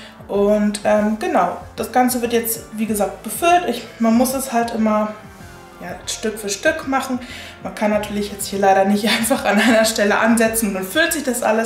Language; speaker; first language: German; native; German